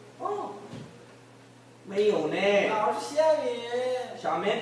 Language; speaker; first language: Chinese; non-native, learner; Korean